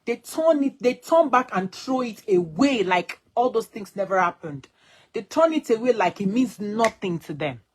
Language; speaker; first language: English; non-native, local second language; Yoruba